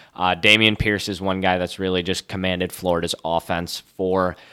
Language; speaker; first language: English; native; English